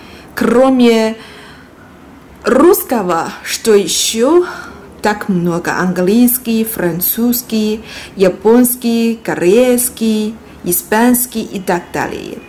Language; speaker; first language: Russian; non-native, learner; Chinese